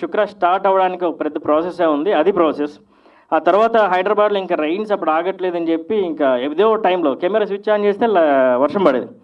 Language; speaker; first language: Telugu; native; Telugu